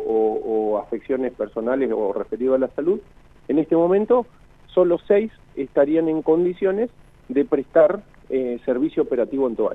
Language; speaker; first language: Spanish; native; Spanish